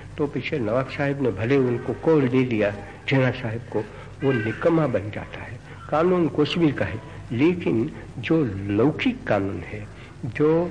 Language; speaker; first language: Hindi; non-native, local second language; Gujarati